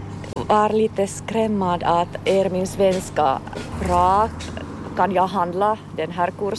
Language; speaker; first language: Swedish; non-native, learner; Finnish